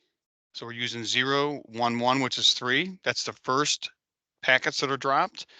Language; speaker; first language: English; native; English